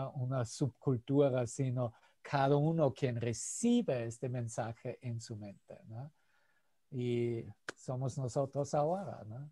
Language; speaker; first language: Spanish; non-native, fluent; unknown